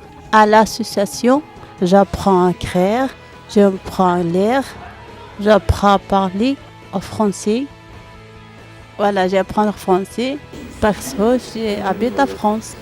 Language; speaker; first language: French; non-native, learner; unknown